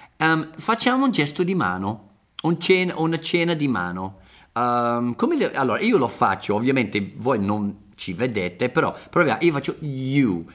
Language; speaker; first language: Italian; non-native, fluent; English